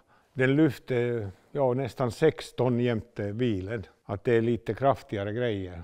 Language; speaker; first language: Swedish; non-native, local second language; Finnish